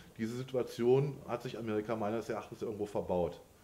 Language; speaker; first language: German; native; German